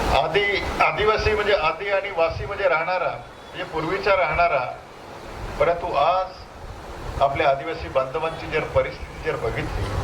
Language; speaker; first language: Marathi; non-native, local second language; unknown